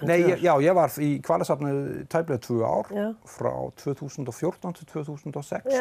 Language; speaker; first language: Icelandic; non-native, fluent; Danish